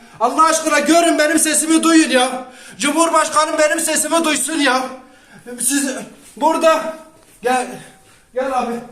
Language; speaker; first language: Turkish; native; Turkish